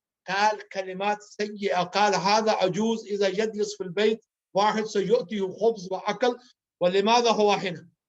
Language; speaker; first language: Arabic; non-native, learner; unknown